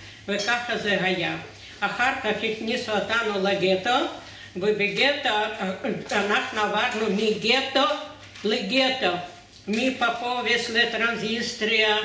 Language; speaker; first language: Hebrew; non-native, fluent; Russian